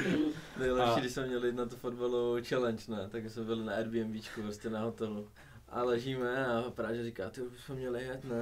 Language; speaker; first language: Czech; native; Czech